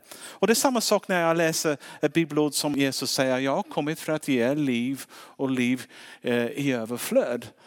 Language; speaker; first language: Swedish; non-native, fluent; English